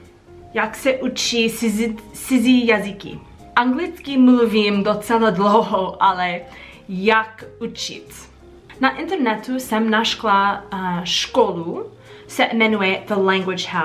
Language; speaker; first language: Czech; non-native, learner; English